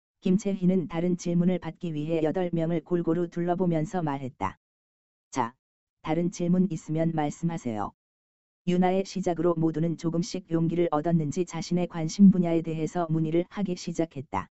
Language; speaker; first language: Korean; native; Korean